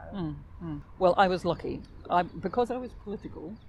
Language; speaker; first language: English; native; English